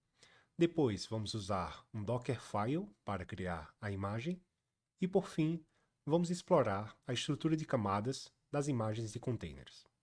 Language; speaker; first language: Portuguese; native; Portuguese